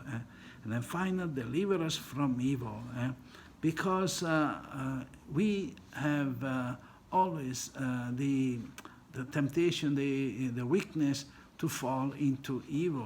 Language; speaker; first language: English; non-native, fluent; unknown